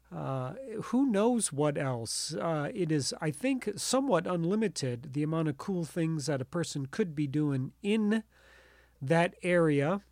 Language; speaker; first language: English; native; English